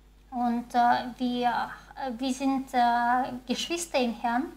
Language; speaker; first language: German; non-native, fluent; Chinese